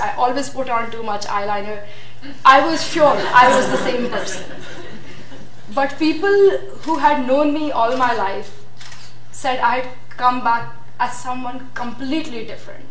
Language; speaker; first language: English; non-native, local second language; Urdu